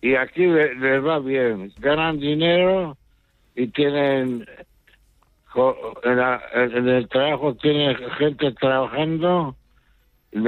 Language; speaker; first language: Spanish; non-native, local second language; Basque